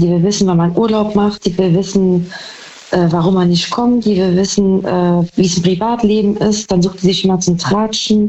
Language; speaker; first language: German; native; German